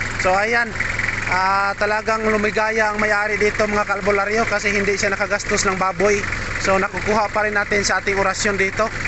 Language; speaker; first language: Filipino; native; Filipino